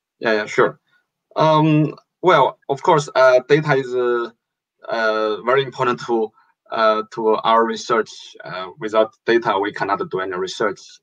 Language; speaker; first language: English; non-native, fluent; Chinese